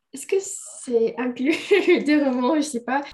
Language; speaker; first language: French; non-native, learner; Indonesian